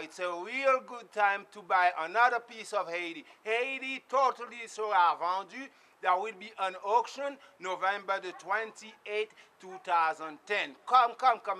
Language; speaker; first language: English; non-native, fluent; Haitian Creole